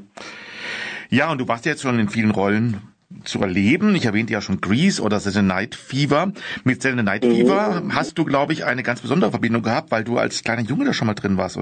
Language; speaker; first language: German; native; German